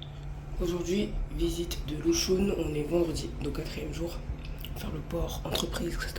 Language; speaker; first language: French; native; French